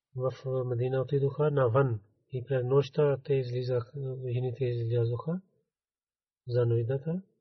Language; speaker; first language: Bulgarian; non-native, learner; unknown